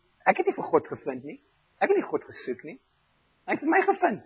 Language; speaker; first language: Afrikaans; non-native, fluent; German